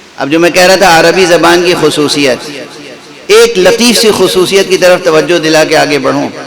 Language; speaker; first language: Urdu; native; Urdu